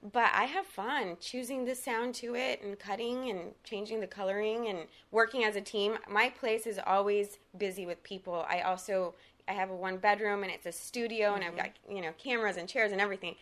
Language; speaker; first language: English; early bilingual, other home language; Spanish